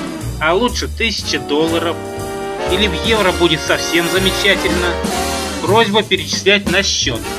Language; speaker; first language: Russian; native; Russian